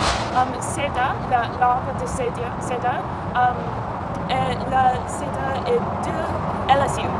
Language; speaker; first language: French; non-native, learner; English